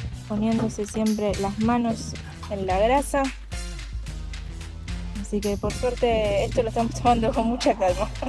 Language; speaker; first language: Spanish; native; Spanish